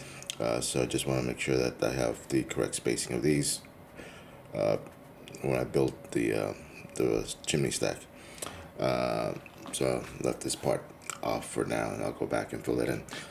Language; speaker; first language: English; native; English